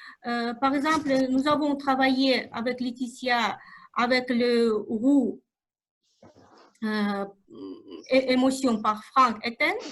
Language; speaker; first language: French; non-native, fluent; Russian